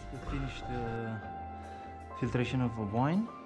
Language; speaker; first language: English; non-native, fluent; Romanian